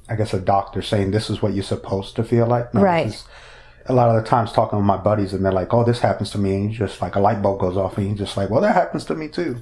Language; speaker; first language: English; native; English